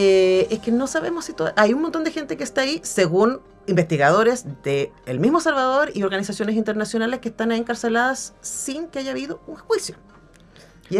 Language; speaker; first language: Spanish; native; Spanish